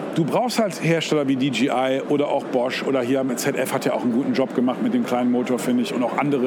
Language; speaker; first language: German; native; German